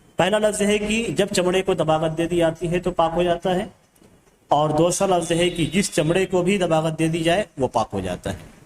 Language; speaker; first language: Urdu; native; Urdu